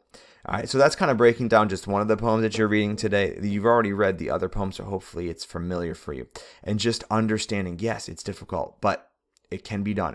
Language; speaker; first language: English; native; English